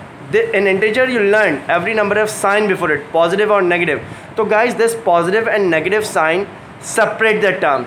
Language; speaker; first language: English; non-native, local second language; Hindi